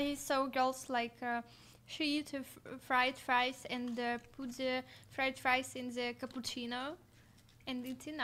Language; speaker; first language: English; non-native, learner; Russian